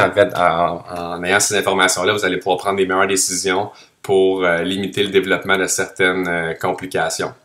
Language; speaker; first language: French; native; French